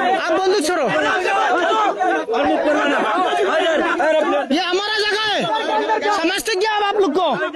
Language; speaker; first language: Hindi; non-native, learner; Bangla